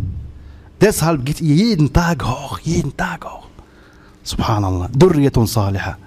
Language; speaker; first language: German; non-native, fluent; Arabic